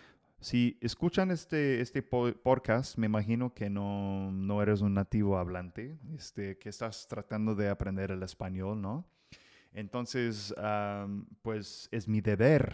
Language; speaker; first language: Spanish; non-native, fluent; English